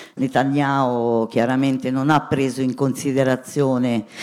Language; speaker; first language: Italian; native; Italian